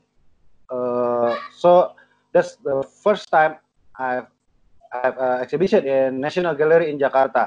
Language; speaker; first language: English; non-native, learner; Indonesian